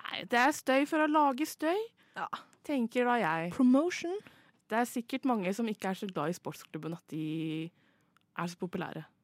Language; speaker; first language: Norwegian; native; Norwegian